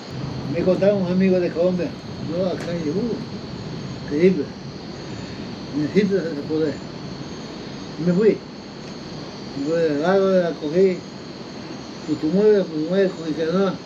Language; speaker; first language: Spanish; non-native, local second language; Quechua